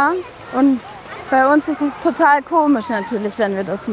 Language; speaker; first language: German; native; German